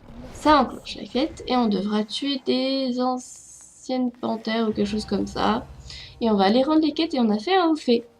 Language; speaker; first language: French; native; French